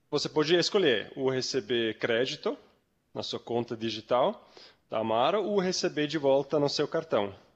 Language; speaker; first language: Portuguese; non-native, fluent; Swiss German